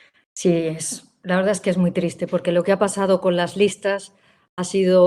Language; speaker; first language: Spanish; native; Spanish